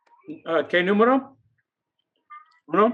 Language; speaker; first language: Spanish; non-native, learner; English